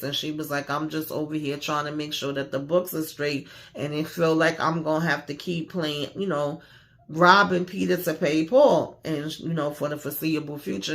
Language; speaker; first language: English; native; English